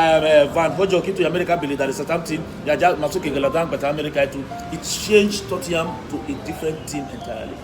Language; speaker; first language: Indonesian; non-native, fluent; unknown